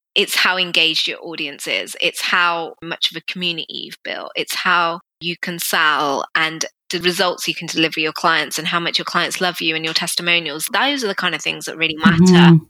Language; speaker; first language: English; native; English